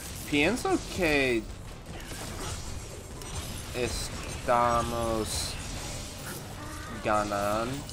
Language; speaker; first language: Spanish; non-native, learner; English